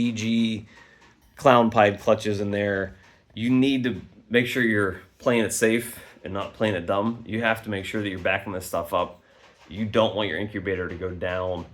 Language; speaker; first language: English; native; English